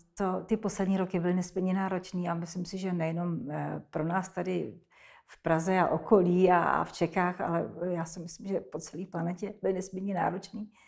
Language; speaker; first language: Czech; native; Czech